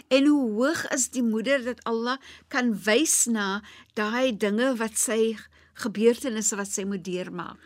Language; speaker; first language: Afrikaans; native; Afrikaans